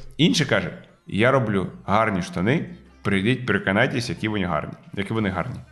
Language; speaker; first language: Ukrainian; non-native, local second language; Russian